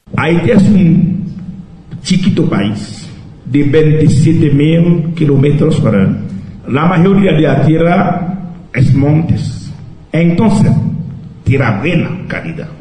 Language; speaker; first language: Spanish; non-native, local second language; Haitian Creole